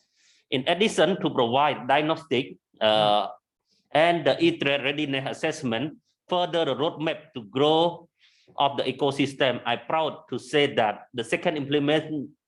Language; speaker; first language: English; non-native, learner; Khmer